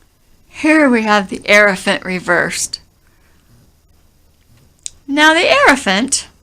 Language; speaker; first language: English; native; English